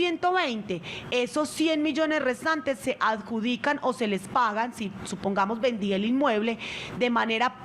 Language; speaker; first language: Spanish; native; Spanish